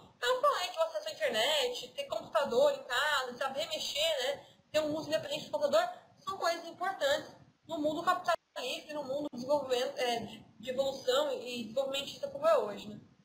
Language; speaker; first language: Portuguese; native; Portuguese